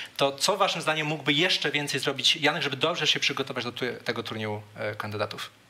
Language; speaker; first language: Polish; native; Polish